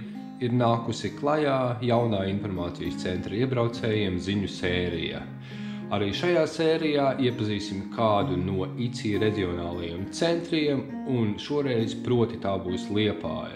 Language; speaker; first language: Latvian; native; Latvian